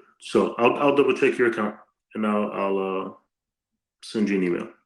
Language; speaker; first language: English; native; English